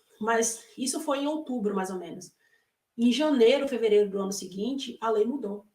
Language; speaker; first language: Portuguese; native; Portuguese